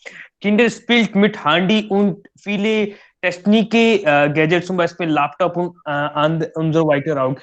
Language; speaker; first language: German; non-native, learner; Hindi